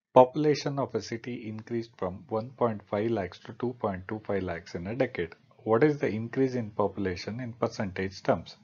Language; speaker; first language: English; non-native, local second language; Kannada